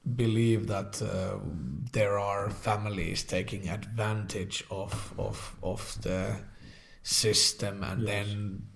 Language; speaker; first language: English; non-native, fluent; Finnish